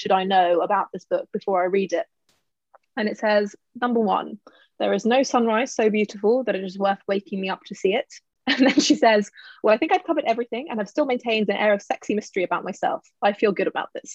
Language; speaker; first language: English; native; English